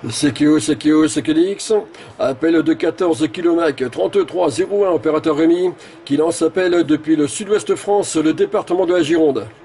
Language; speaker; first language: French; native; French